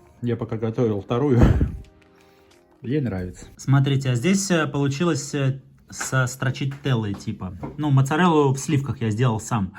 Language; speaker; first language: Russian; native; Russian